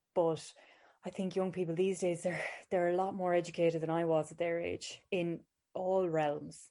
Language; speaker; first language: English; native; English